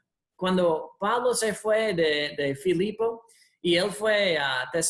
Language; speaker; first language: Spanish; non-native, fluent; English